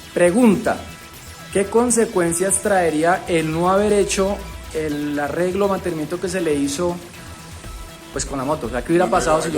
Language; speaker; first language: Spanish; native; Spanish